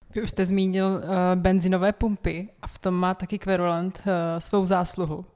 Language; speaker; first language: Czech; native; Czech